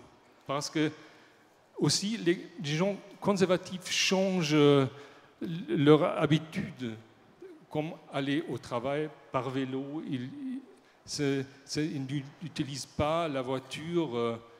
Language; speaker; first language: French; non-native, learner; German